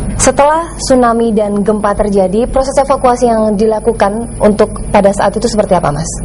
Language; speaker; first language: Indonesian; native; Indonesian